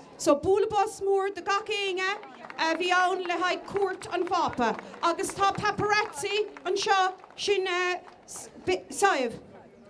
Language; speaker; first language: Irish; native; Irish